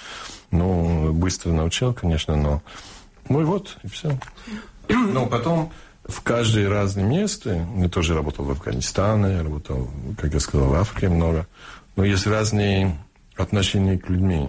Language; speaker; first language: Russian; non-native, fluent; English